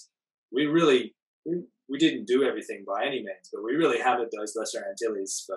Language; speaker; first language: English; native; English